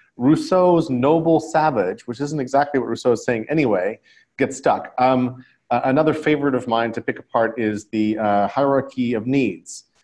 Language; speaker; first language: English; native; English